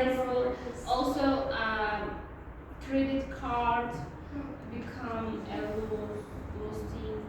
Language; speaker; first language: English; non-native, learner; Uzbek